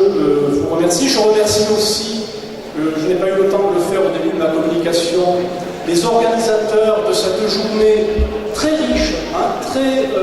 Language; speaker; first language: French; native; French